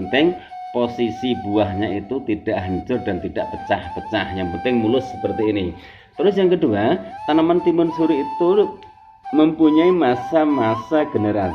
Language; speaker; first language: Indonesian; native; Indonesian